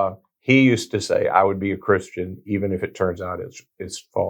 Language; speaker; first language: English; native; English